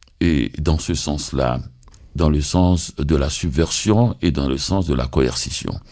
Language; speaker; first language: French; non-native, local second language; Haitian Creole